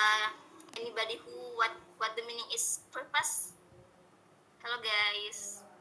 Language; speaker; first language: English; non-native, learner; Indonesian